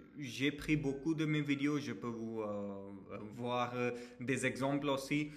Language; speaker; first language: French; non-native, fluent; Hindi